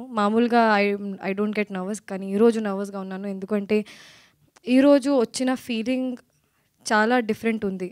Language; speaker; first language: Telugu; non-native, learner; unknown